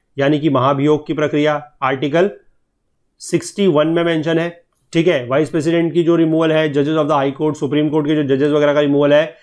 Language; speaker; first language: Hindi; native; Hindi